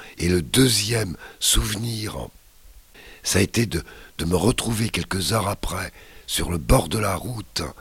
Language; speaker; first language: French; native; French